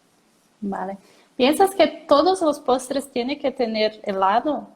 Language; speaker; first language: Spanish; non-native, learner; Portuguese